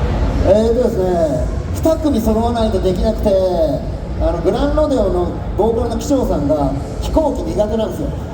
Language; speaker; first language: Japanese; native; Japanese